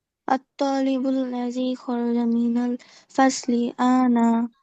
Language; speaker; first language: Arabic; non-native, learner; Bangla